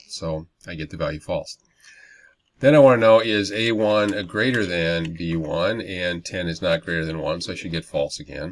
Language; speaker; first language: English; native; English